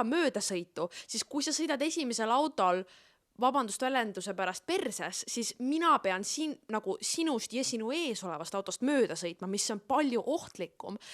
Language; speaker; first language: Estonian; native; Estonian